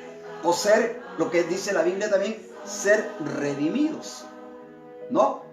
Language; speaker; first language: Spanish; native; Spanish